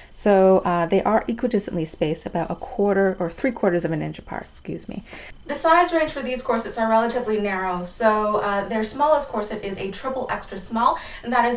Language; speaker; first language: English; native; English